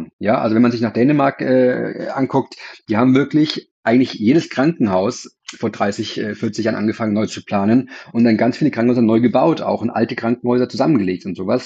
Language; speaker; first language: German; native; German